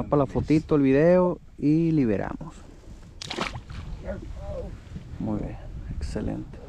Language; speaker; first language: Spanish; native; Spanish